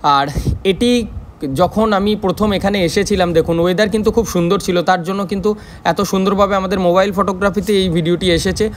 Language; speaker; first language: Bangla; native; Bangla